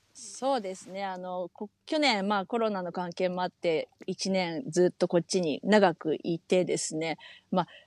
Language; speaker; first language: Japanese; native; Japanese